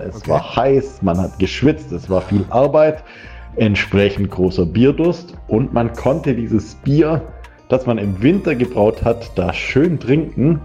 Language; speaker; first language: German; native; German